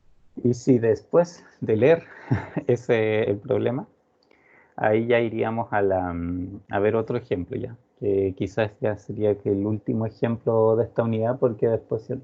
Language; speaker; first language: Spanish; native; Spanish